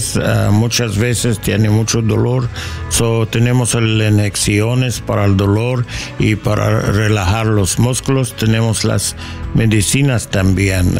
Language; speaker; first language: Spanish; non-native, learner; English